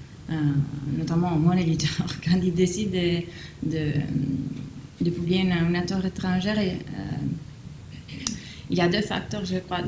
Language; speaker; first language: French; non-native, fluent; Italian